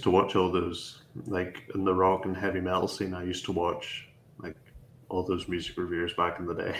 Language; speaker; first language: English; native; English